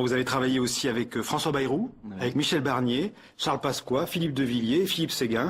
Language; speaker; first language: French; native; French